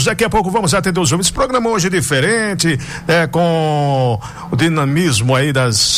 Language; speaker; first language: Portuguese; native; Portuguese